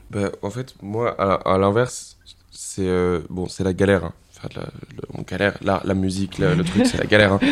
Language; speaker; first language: French; native; French